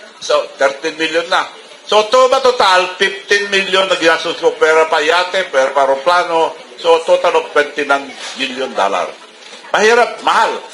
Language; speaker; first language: Filipino; non-native, local second language; Iloko